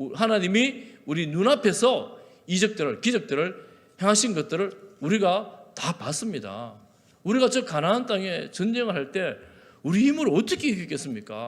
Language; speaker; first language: Korean; native; Korean